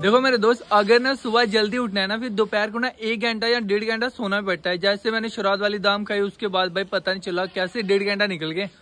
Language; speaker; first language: Hindi; native; Hindi